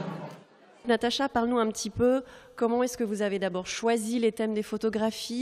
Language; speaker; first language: French; native; French